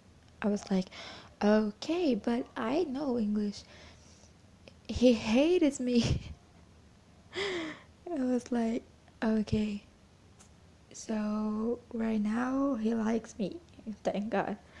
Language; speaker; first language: English; non-native, fluent; Portuguese